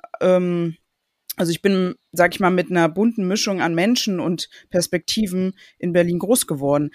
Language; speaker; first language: German; native; German